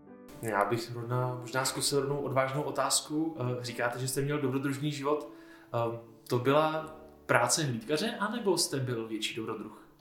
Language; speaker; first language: Czech; native; Czech